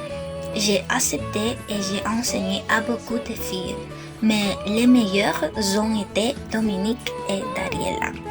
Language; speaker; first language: French; non-native, learner; Spanish